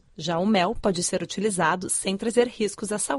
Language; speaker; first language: Portuguese; native; Portuguese